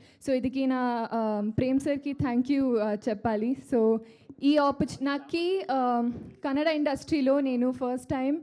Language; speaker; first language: Telugu; non-native, learner; Kannada